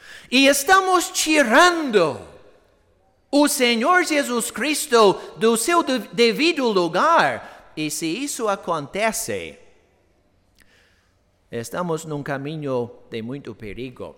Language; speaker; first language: Portuguese; non-native, fluent; English